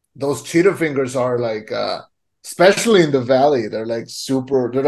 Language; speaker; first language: English; non-native, fluent; Spanish